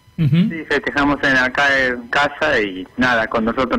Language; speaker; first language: Spanish; non-native, fluent; Japanese